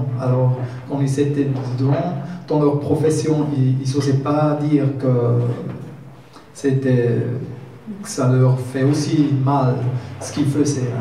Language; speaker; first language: French; non-native, learner; German